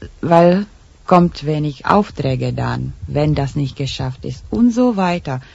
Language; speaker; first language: German; non-native, learner; Czech